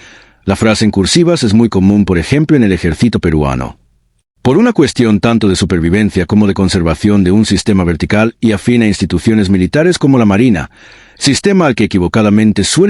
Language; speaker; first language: Spanish; native; Spanish